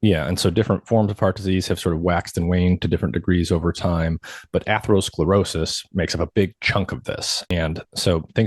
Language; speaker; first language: English; native; English